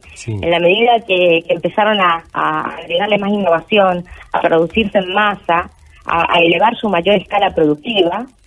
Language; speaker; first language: Spanish; native; Spanish